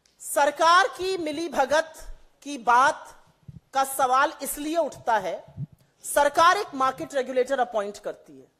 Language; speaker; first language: Hindi; native; Hindi